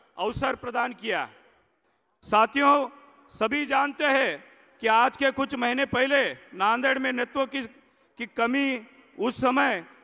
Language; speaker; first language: Hindi; non-native, local second language; Marathi